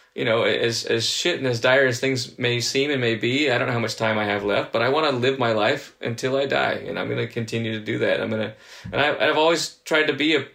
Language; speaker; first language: English; native; English